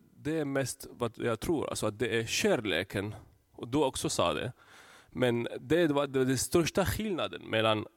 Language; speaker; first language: Swedish; non-native, fluent; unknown